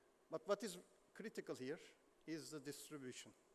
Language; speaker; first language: English; non-native, fluent; Turkish